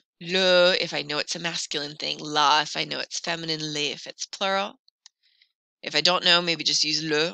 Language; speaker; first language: English; native; English